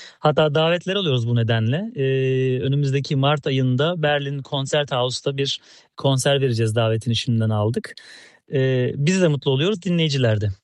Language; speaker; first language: Turkish; native; Turkish